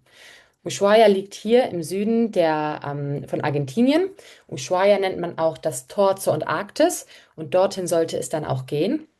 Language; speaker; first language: German; native; German